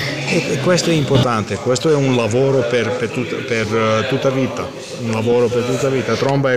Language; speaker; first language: Italian; non-native, learner; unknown